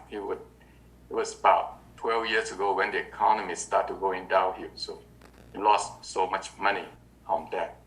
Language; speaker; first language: English; non-native, learner; Vietnamese